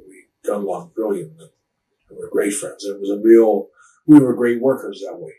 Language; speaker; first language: English; native; English